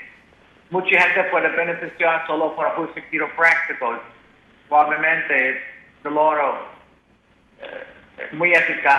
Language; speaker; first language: Spanish; non-native, learner; English